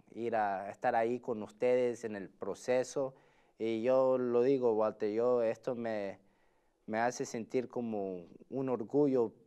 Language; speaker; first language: Spanish; early bilingual, heritage; Spanish